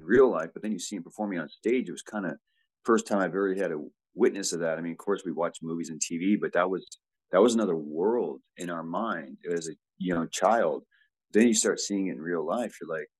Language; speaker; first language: English; native; English